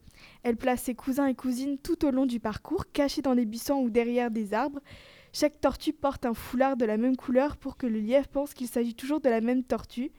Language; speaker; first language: French; native; French